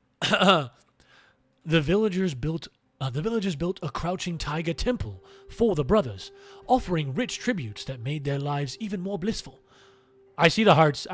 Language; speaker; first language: English; native; English